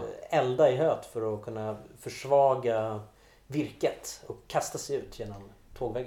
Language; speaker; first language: Swedish; native; Swedish